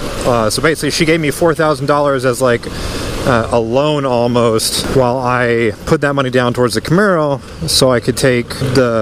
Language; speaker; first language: English; native; English